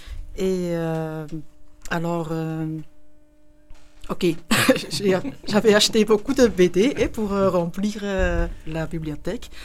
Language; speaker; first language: French; non-native, local second language; Dutch